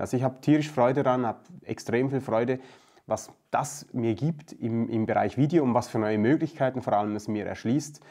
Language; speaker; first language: German; native; German